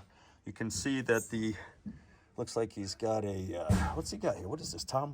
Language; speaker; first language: English; native; English